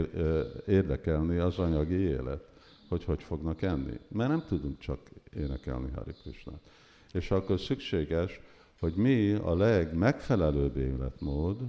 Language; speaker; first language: Hungarian; early bilingual, heritage; Hungarian